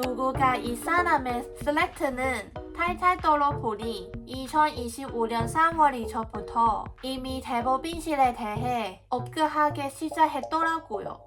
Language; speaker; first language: Korean; non-native, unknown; Cantonese